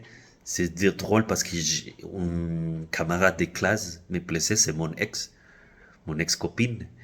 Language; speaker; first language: French; non-native, fluent; Spanish